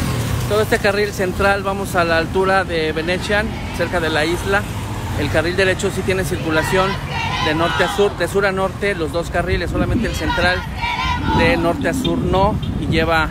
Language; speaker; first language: Spanish; native; Spanish